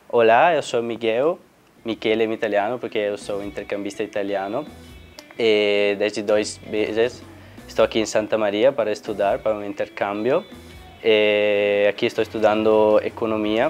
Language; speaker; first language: Portuguese; non-native, fluent; Italian